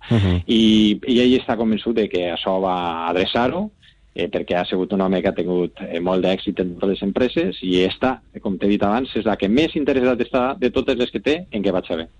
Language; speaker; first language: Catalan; native; Catalan